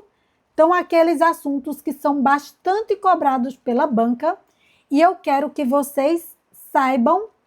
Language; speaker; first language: Portuguese; native; Portuguese